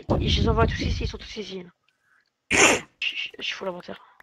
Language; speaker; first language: French; native; French